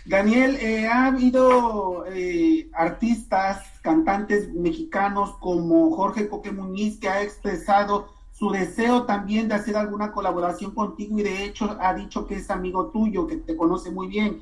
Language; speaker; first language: Spanish; native; Spanish